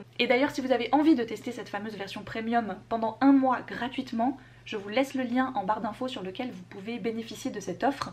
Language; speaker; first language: French; native; French